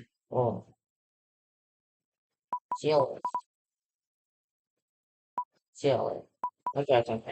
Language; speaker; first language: Russian; non-native, learner; English